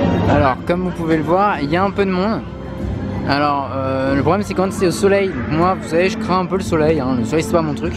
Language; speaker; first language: French; native; French